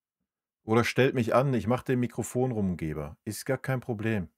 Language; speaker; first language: German; native; German